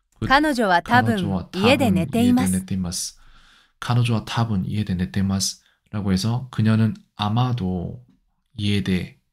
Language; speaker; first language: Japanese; non-native, learner; Korean